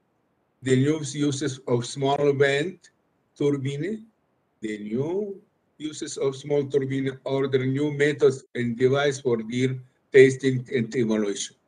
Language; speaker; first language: English; non-native, learner; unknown